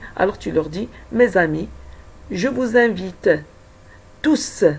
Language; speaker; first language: French; non-native, local second language; Arabic